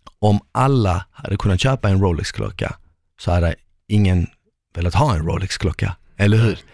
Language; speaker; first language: Swedish; early bilingual, other home language; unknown